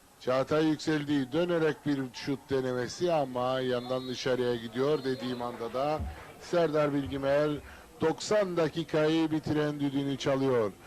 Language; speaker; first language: Turkish; native; Turkish